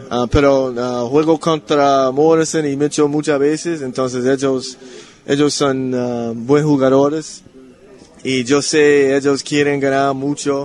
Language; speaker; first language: Spanish; non-native, learner; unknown